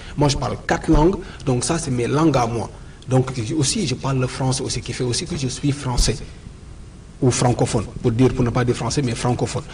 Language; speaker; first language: French; non-native, local second language; Wolof